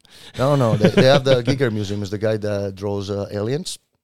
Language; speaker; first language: English; non-native, fluent; Italian